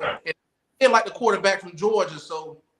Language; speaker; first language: English; native; English